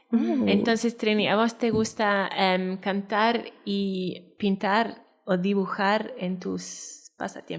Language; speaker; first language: Spanish; non-native, fluent; Welsh